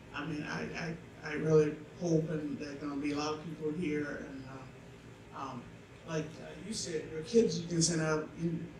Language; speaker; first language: English; non-native, fluent; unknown